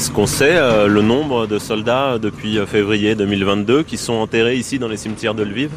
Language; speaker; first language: French; native; French